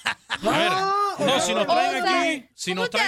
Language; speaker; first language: Spanish; native; Spanish